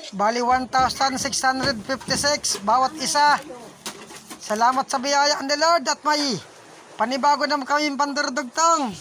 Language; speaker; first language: Filipino; native; Filipino